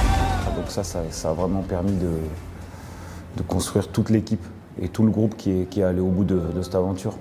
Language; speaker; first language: French; native; French